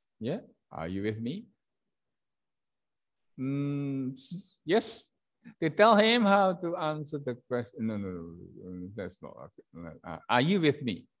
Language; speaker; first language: English; non-native, fluent; Indonesian